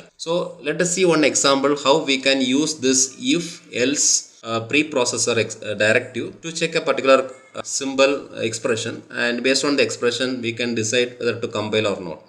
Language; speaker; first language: English; non-native, local second language; Tamil